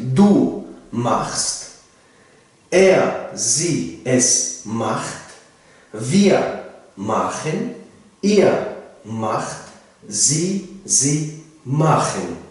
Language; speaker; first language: German; non-native, fluent; Tajik